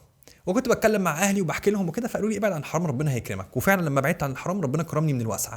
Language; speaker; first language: Arabic; native; Arabic